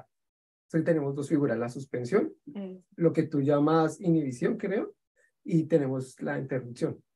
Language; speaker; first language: Spanish; native; Spanish